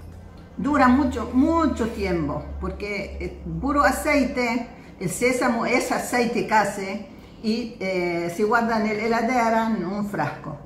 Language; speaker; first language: Spanish; non-native, fluent; Arabic